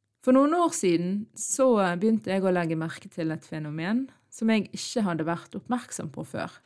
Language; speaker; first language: Norwegian; early bilingual, other home language; Arabic